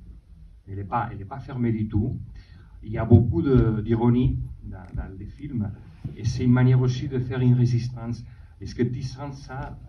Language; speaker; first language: French; non-native, fluent; Spanish